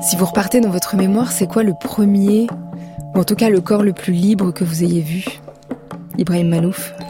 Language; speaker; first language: French; native; French